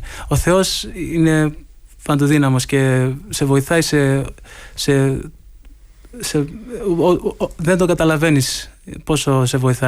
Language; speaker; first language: Greek; early bilingual, heritage; Greek